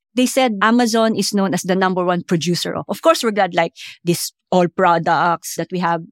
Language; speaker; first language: English; non-native, local second language; Filipino